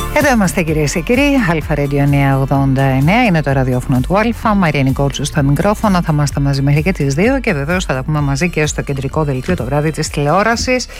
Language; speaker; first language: Greek; early bilingual, heritage; Greek